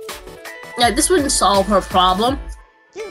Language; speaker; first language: English; native; English